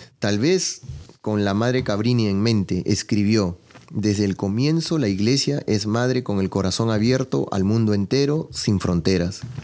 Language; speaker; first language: Spanish; native; Spanish